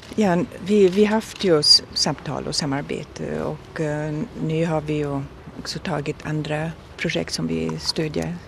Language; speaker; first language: Swedish; non-native, fluent; German